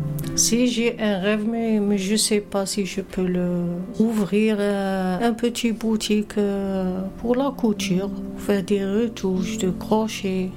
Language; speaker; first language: French; non-native, learner; Arabic